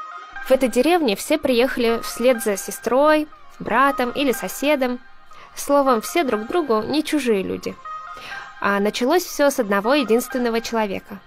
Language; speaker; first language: Russian; native; Russian